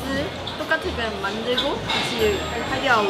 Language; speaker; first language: Korean; non-native, learner; Chinese